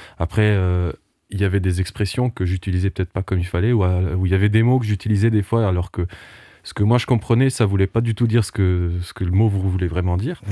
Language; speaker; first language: French; non-native, local second language; Portuguese